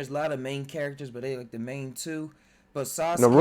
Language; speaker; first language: English; native; English